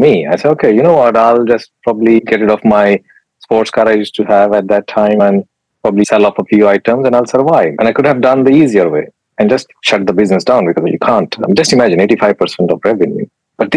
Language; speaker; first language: English; non-native, local second language; Urdu